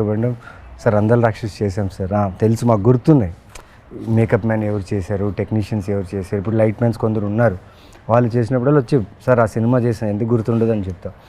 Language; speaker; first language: Telugu; native; Telugu